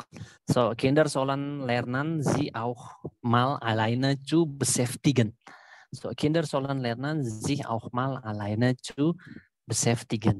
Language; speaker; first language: German; non-native, fluent; Indonesian